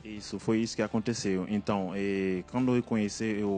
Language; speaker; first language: Portuguese; non-native, fluent; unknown